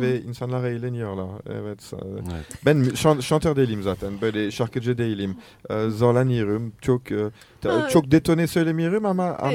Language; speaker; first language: Turkish; non-native, learner; French